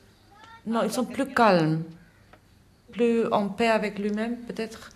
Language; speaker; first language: French; non-native, fluent; Dutch